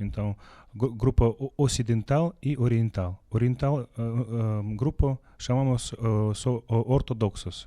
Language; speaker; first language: Portuguese; non-native, learner; Russian